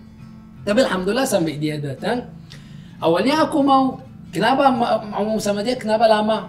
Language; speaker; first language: Indonesian; non-native, learner; Arabic